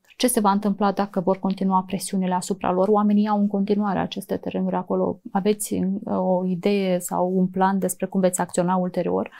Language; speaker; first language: Romanian; native; Romanian